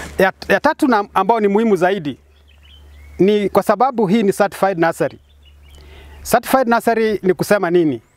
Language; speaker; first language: Swahili; non-native, local second language; Kikuyu